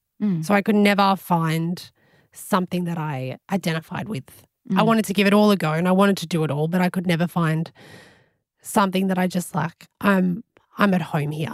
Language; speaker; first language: English; native; English